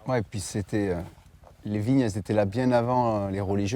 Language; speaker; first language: French; native; French